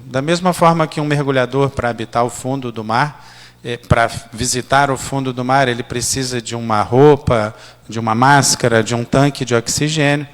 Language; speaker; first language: Portuguese; native; Portuguese